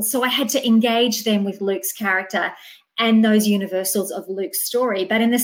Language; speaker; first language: English; native; English